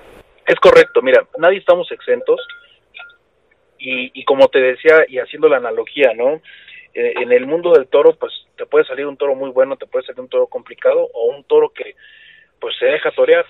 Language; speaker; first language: Spanish; native; Spanish